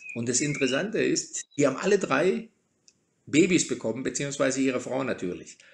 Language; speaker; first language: German; early bilingual, other home language; Croatian